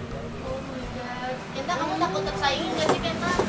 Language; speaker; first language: Indonesian; native; Indonesian